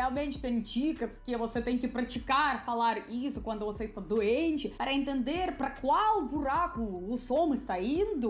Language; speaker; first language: Portuguese; non-native, fluent; Russian